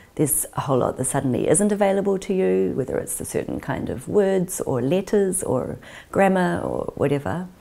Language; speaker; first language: English; native; English